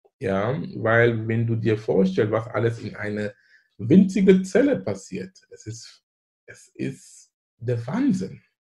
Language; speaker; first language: German; non-native, fluent; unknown